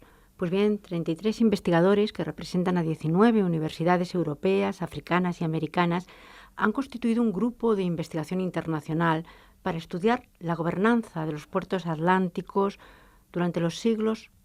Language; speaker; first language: Spanish; native; Spanish